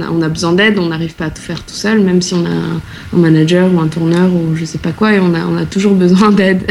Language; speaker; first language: French; early bilingual, other home language; Portuguese